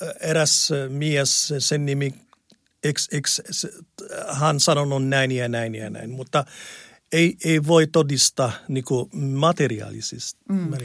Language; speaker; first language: Finnish; non-native, learner; Arabic